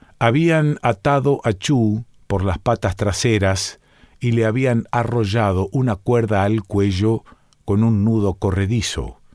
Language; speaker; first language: Spanish; native; Spanish